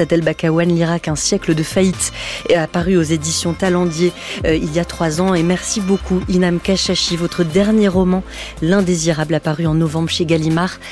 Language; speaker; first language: French; native; French